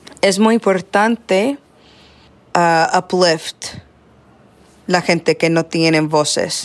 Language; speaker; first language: Spanish; non-native, learner; English